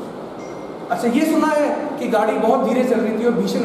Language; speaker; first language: Hindi; native; Hindi